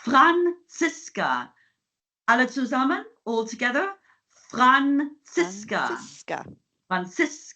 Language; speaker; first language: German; non-native, fluent; English